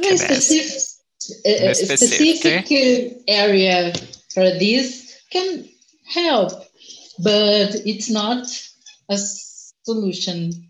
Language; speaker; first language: English; non-native, learner; Portuguese